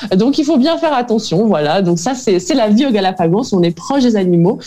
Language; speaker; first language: French; native; French